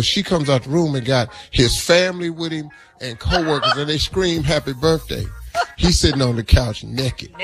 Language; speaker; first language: English; native; English